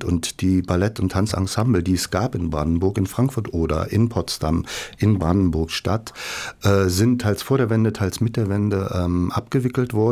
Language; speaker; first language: German; native; German